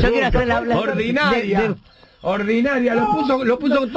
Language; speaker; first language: Spanish; native; Spanish